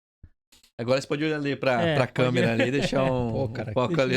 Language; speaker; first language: Portuguese; native; Portuguese